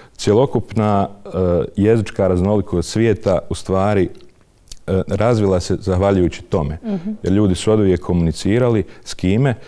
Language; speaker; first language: Serbian; native; Serbian